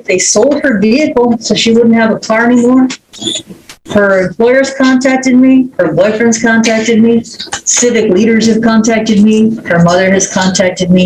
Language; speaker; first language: English; native; English